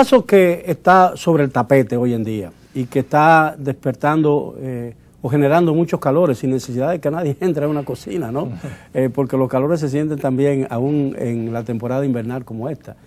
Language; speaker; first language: Spanish; native; Spanish